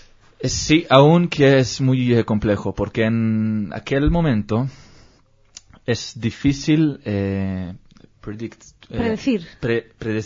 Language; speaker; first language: Spanish; non-native, learner; Hebrew